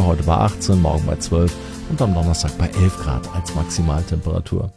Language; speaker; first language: German; native; German